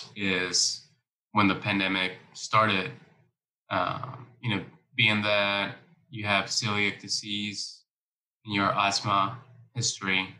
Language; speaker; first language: English; early bilingual, other home language; Spanish